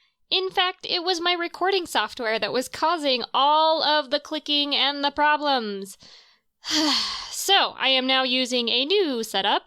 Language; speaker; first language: English; native; English